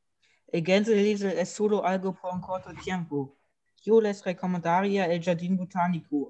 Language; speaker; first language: Spanish; non-native, learner; German